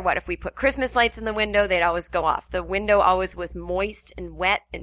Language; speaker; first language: English; native; English